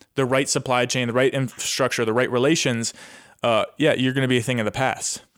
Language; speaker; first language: English; native; English